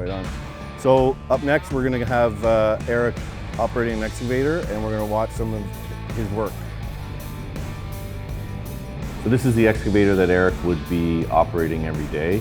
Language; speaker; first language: English; native; English